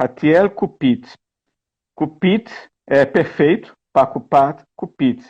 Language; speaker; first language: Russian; non-native, learner; Portuguese